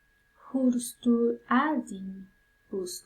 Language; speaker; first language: Swedish; non-native, fluent; Pashto